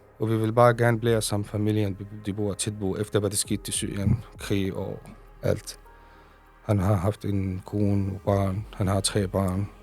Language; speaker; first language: Danish; non-native, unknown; Arabic